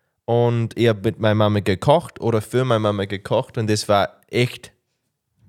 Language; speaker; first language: German; non-native, learner; English